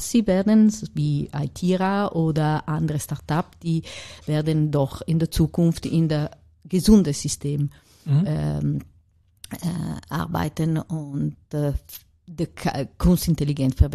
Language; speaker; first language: German; non-native, learner; Italian